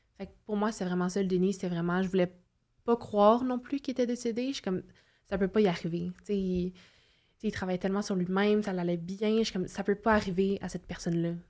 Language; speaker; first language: French; native; French